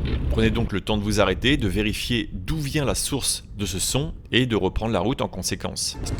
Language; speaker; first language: French; native; French